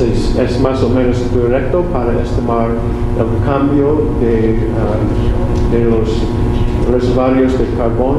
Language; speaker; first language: Spanish; non-native, learner; English